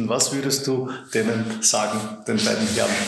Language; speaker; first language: German; native; German